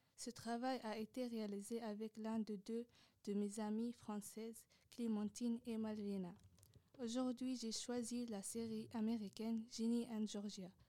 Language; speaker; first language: French; non-native, local second language; Arabic